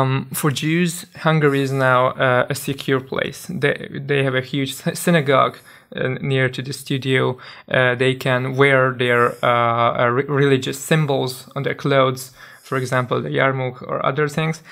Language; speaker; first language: English; non-native, fluent; Hungarian